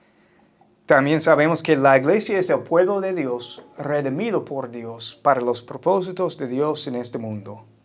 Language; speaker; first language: Spanish; non-native, fluent; English